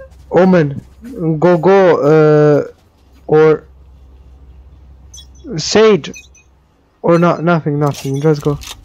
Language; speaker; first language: English; non-native, learner; Serbian